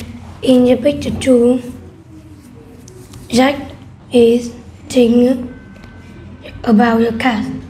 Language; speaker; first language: English; non-native, learner; Vietnamese